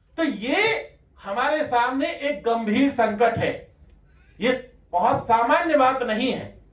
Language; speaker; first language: Hindi; non-native, local second language; Rajasthani